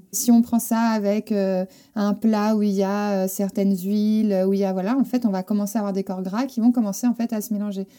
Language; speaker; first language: French; non-native, fluent; Spanish